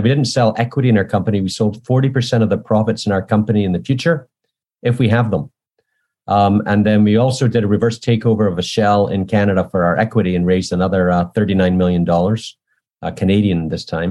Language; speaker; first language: English; native; English